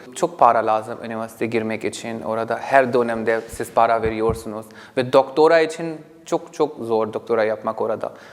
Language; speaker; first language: Turkish; non-native, fluent; Urdu